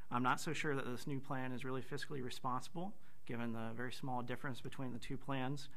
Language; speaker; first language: English; native; English